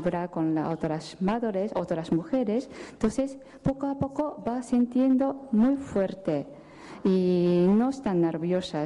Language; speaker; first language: Spanish; non-native, fluent; Japanese